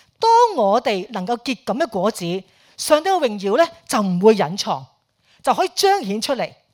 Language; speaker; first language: Chinese; non-native, local second language; Cantonese